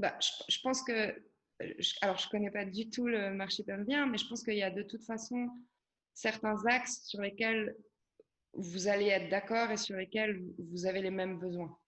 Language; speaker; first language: French; native; French